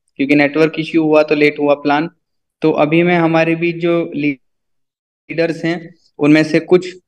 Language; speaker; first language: Hindi; native; Hindi